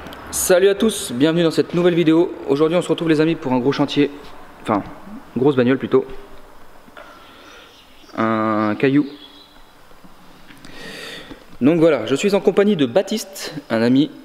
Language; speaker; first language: French; native; French